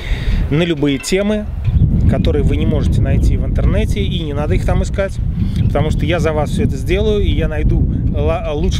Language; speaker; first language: Russian; native; Russian